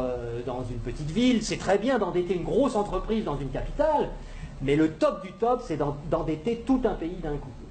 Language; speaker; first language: French; native; French